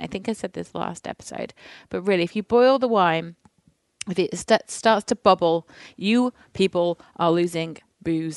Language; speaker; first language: English; native; English